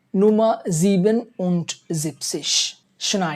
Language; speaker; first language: German; non-native, fluent; Bangla